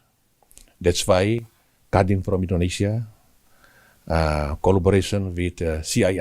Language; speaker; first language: English; non-native, learner; Indonesian